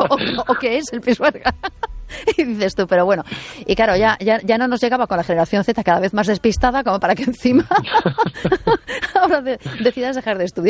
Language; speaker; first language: Spanish; native; Spanish